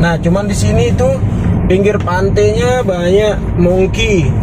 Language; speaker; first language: Indonesian; native; Indonesian